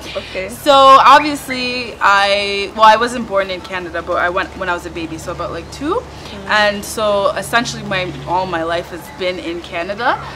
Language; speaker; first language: English; native; English